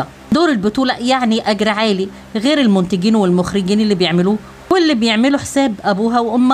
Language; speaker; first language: Arabic; native; Arabic